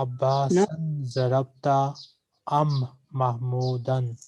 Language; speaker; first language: Arabic; non-native, fluent; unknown